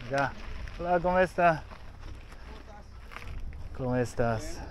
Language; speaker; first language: Spanish; non-native, learner; Chinese